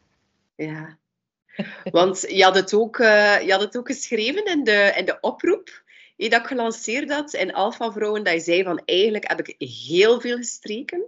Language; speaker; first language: Dutch; native; Dutch